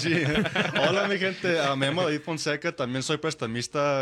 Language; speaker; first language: Spanish; early bilingual, heritage; Spanish